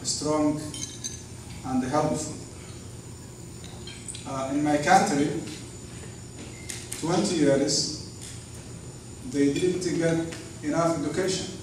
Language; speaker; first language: English; non-native, learner; Somali